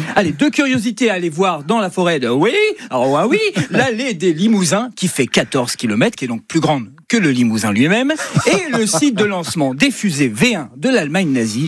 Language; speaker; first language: French; native; French